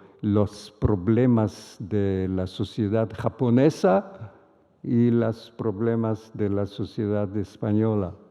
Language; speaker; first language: Spanish; non-native, fluent; Hebrew